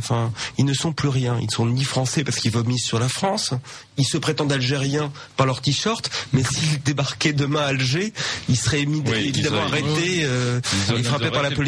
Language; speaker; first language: French; native; French